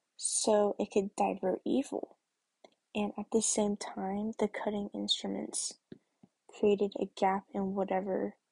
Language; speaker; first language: English; native; English